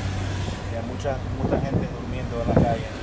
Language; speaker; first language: Spanish; non-native, learner; Portuguese